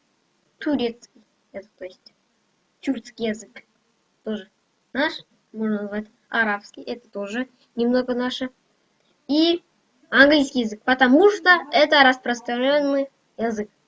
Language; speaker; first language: Russian; non-native, local second language; Kazakh